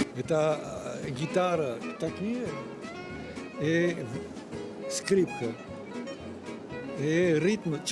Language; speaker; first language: Russian; non-native, learner; French